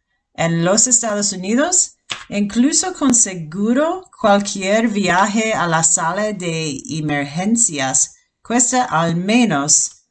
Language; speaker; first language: Spanish; non-native, fluent; English